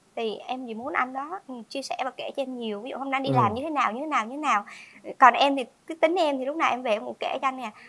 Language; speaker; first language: Vietnamese; native; Vietnamese